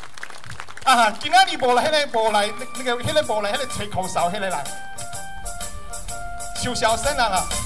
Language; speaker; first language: Chinese; native; Chinese